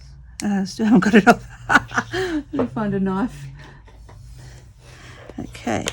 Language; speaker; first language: English; native; English